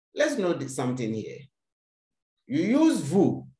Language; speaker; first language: English; non-native, local second language; Akan